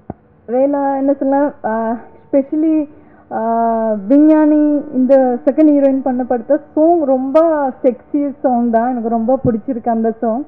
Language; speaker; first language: Tamil; non-native, learner; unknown